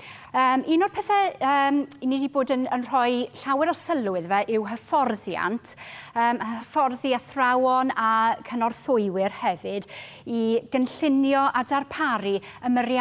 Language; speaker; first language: Welsh; native; Welsh